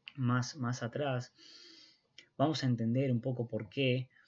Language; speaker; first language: Spanish; native; Spanish